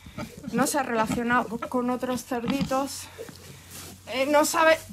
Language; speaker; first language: Spanish; native; Spanish